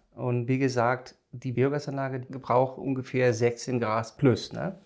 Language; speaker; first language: German; non-native, fluent; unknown